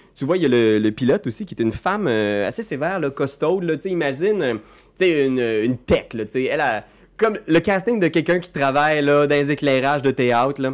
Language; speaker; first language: French; native; French